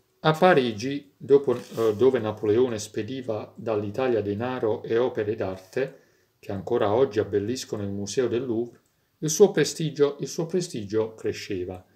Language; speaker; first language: Italian; native; Italian